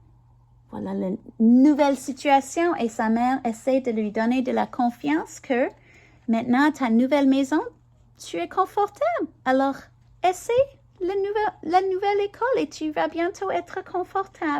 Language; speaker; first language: French; non-native, learner; English